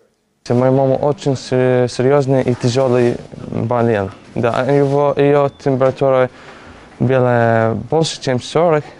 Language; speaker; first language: Russian; non-native, learner; Arabic